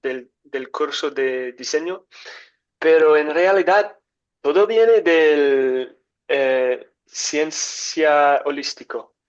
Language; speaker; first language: Spanish; non-native, learner; English